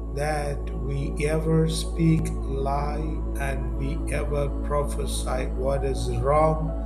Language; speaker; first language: English; non-native, local second language; Tamil